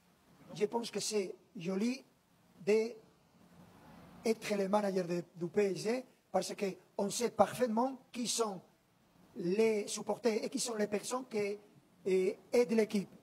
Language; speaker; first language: French; non-native, learner; Spanish